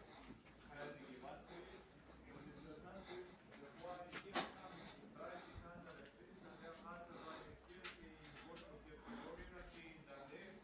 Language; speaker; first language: German; non-native, fluent; Serbian